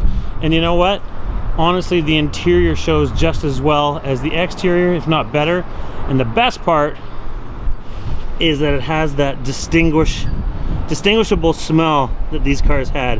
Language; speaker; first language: English; native; English